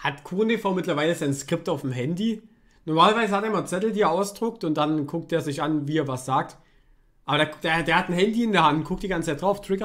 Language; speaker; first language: German; native; German